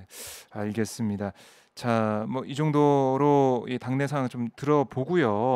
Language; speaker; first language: Korean; native; Korean